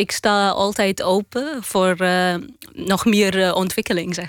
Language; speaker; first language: Dutch; non-native, learner; Arabic